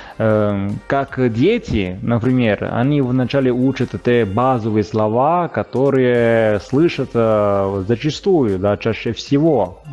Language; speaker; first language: Russian; non-native, fluent; Italian